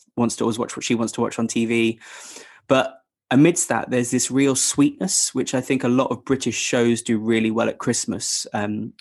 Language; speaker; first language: English; native; English